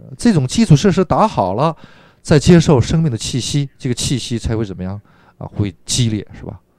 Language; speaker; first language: Chinese; non-native, fluent; Korean